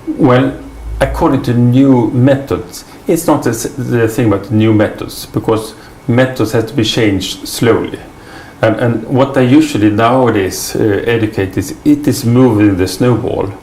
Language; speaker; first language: English; non-native, fluent; Swedish